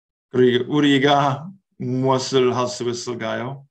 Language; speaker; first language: Korean; non-native, learner; English